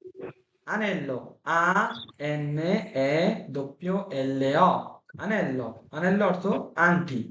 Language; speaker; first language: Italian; non-native, fluent; Bangla